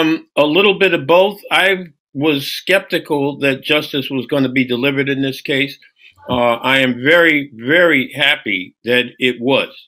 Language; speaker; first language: English; native; English